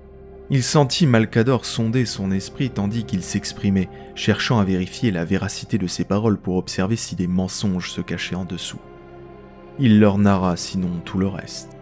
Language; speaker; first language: French; native; French